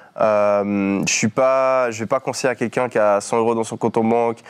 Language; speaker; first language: French; native; French